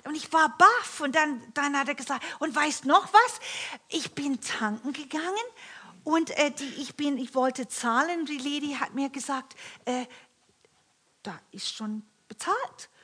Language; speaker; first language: German; non-native, fluent; English